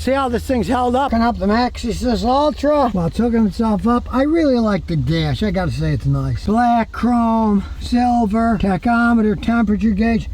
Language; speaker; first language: English; native; English